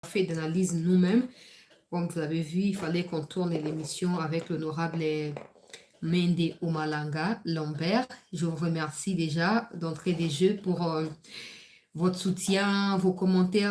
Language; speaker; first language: French; non-native, local second language; Lingala